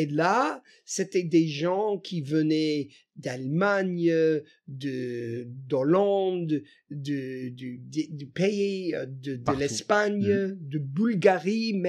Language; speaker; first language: French; non-native, fluent; English